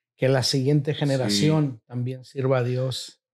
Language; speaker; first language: Spanish; early bilingual, heritage; Spanish